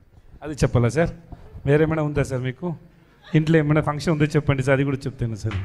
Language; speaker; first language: Telugu; non-native, learner; Tamil